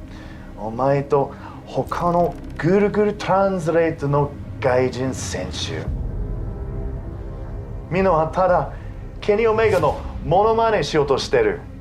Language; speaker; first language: Japanese; non-native, fluent; English